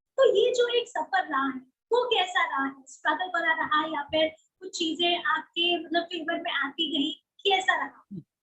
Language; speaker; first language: Hindi; native; Hindi